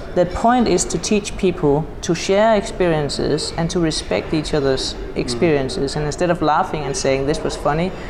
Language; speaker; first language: English; non-native, fluent; Danish